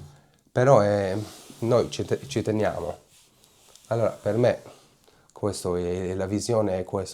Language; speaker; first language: Italian; non-native, fluent; Hebrew